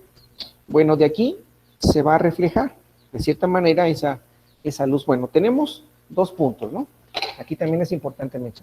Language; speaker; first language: Spanish; native; Spanish